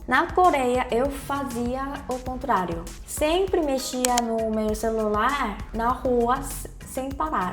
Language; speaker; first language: Portuguese; non-native, fluent; Korean